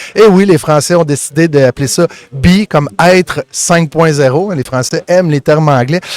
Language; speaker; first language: French; native; French